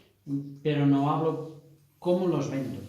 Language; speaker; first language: Spanish; non-native, fluent; Portuguese